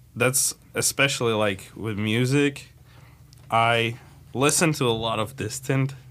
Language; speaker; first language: English; non-native, fluent; Slovak